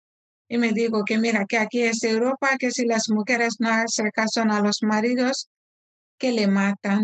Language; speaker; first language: Spanish; non-native, fluent; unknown